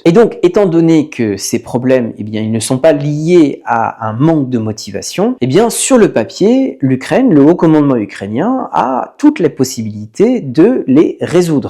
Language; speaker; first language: French; native; French